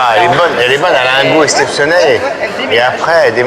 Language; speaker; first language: French; native; French